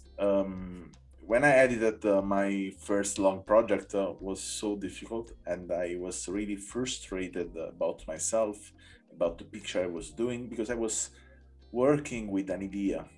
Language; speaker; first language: English; non-native, learner; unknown